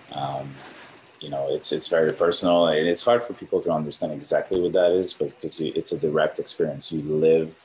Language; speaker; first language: English; native; English